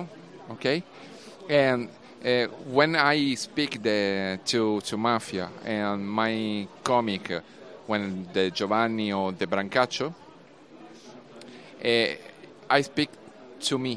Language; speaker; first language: English; non-native, learner; Italian